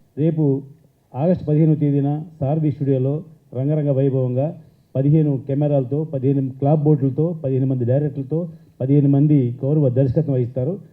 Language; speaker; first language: Telugu; native; Telugu